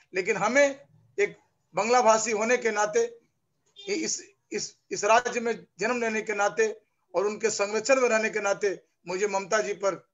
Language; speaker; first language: Hindi; non-native, local second language; Bangla